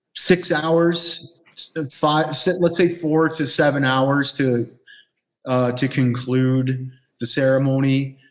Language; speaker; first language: English; native; English